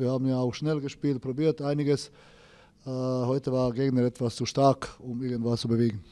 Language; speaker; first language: German; non-native, fluent; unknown